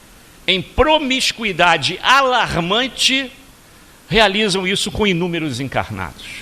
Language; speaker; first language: Portuguese; native; Portuguese